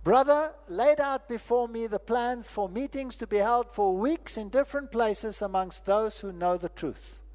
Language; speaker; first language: English; non-native, local second language; Afrikaans